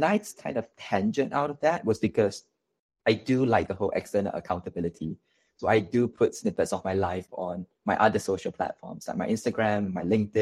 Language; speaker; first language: English; non-native, local second language; Chinese